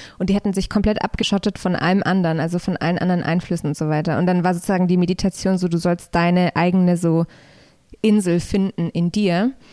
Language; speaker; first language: German; early bilingual, other home language; Polish